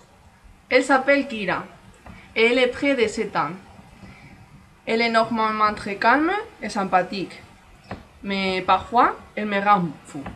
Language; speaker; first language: French; non-native, learner; Spanish